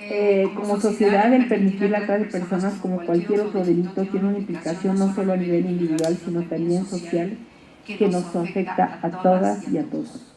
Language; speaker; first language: Spanish; native; Spanish